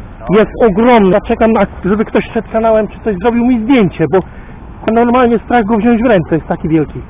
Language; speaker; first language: Polish; native; Polish